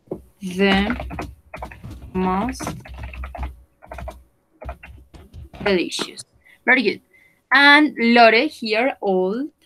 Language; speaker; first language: English; non-native, fluent; Spanish